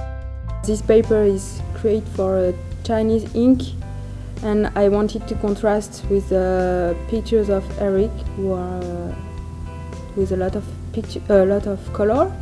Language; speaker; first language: English; non-native, learner; French